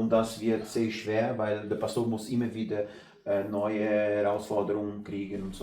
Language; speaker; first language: German; non-native, learner; Portuguese